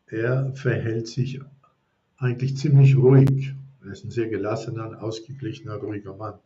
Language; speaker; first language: German; native; German